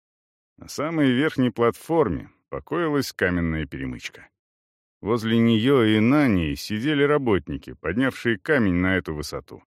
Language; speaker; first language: Russian; native; Russian